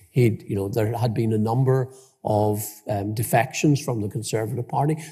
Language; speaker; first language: English; native; English